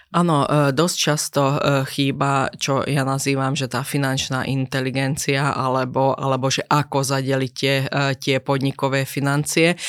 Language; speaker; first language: Slovak; non-native, local second language; Hungarian